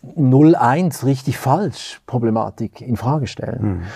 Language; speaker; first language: German; native; German